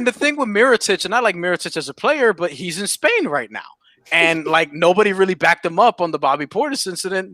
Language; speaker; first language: English; native; English